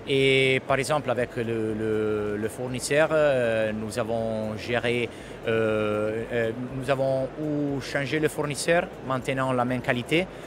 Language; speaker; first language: French; non-native, fluent; Italian